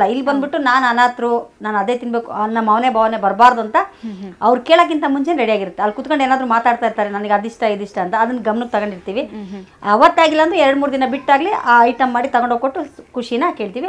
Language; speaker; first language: Kannada; native; Kannada